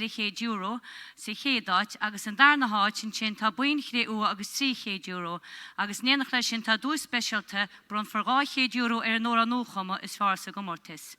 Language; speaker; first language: Irish; native; Irish